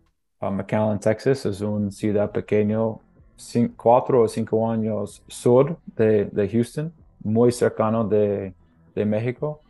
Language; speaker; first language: Spanish; non-native, learner; English